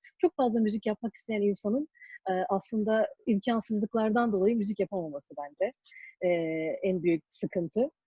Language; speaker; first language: Turkish; early bilingual, heritage; Turkish